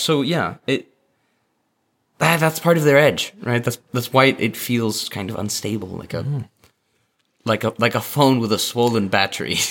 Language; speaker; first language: English; native; English